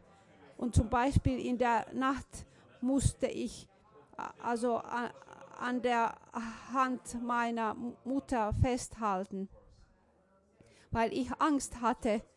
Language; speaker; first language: German; non-native, fluent; Finnish